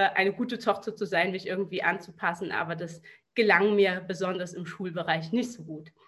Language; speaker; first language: German; native; German